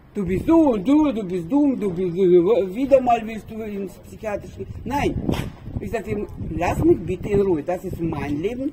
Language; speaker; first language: German; non-native, learner; Russian